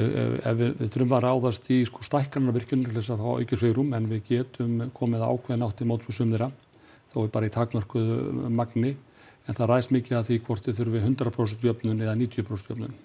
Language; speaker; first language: Icelandic; native; Icelandic